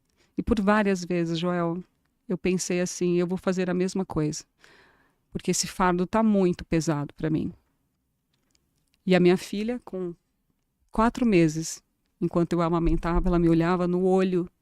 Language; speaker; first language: Portuguese; native; Portuguese